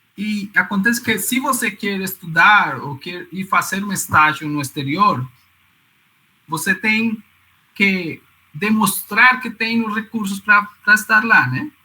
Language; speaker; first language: Portuguese; non-native, fluent; Spanish